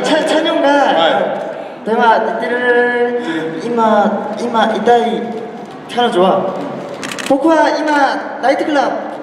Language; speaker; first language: Japanese; non-native, learner; Korean